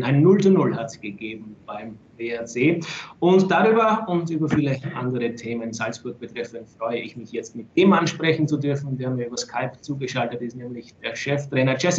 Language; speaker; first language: German; native; German